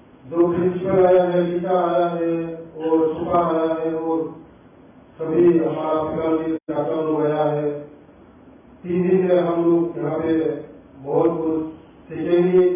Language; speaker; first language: Hindi; non-native, local second language; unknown